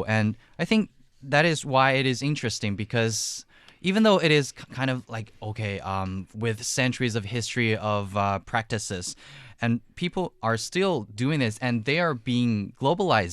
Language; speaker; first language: English; non-native, fluent; Chinese